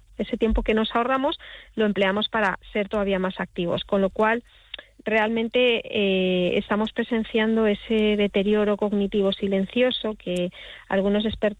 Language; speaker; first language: Spanish; native; Spanish